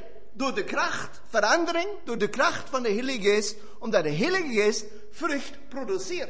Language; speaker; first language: Dutch; non-native, fluent; German